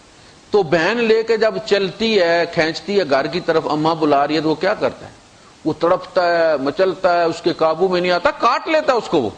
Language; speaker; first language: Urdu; non-native, local second language; Punjabi